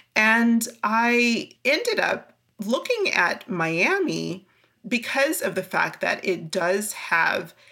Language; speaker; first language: English; native; English